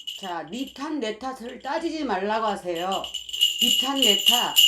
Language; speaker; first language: Korean; native; Korean